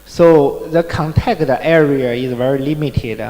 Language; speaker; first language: English; non-native, learner; Chinese